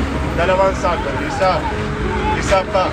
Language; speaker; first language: Filipino; non-native, learner; Arabic